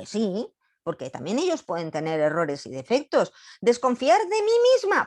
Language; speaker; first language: Spanish; native; Spanish